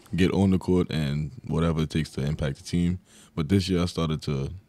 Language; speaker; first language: English; native; English